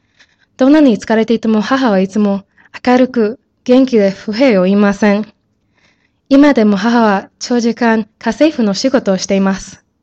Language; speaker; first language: Japanese; non-native, learner; English